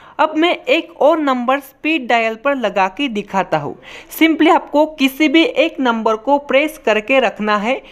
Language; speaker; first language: Hindi; non-native, local second language; Marathi